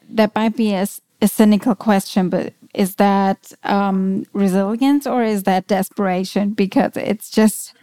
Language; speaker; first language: English; non-native, fluent; German